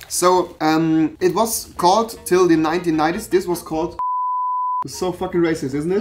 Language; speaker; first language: English; non-native, fluent; German